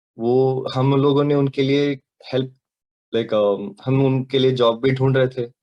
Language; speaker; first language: Hindi; non-native, local second language; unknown